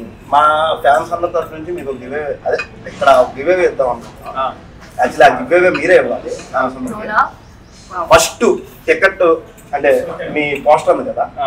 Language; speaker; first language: Telugu; native; Telugu